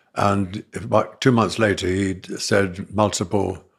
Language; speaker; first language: English; native; English